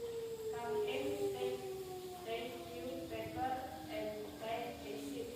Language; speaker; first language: English; non-native, learner; Indonesian